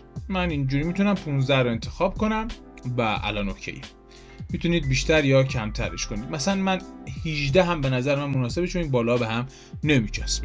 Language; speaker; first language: Persian; native; Persian